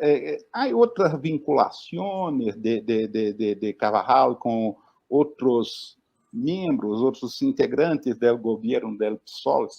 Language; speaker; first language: Spanish; non-native, learner; Portuguese